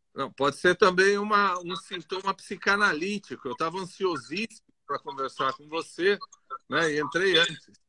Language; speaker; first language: Portuguese; non-native, fluent; Greek